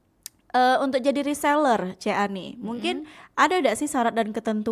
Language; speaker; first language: Indonesian; native; Indonesian